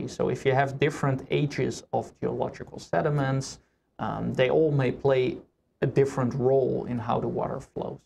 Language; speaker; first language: English; non-native, fluent; Dutch